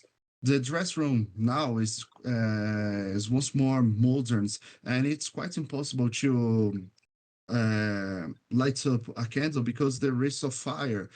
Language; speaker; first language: English; non-native, fluent; Portuguese